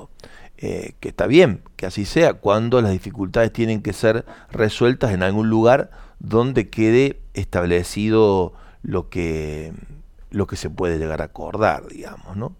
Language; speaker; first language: Spanish; native; Spanish